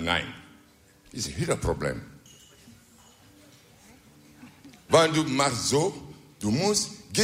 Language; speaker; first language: Dutch; non-native, learner; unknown